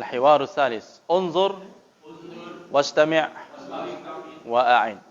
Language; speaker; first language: Arabic; non-native, fluent; Indonesian